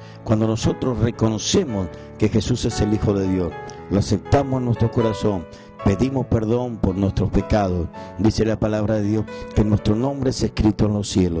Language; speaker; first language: Spanish; native; Spanish